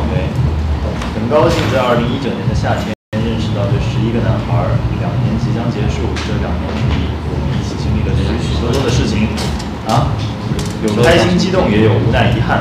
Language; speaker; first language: Chinese; native; Chinese